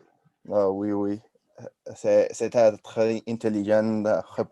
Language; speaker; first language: French; non-native, learner; Spanish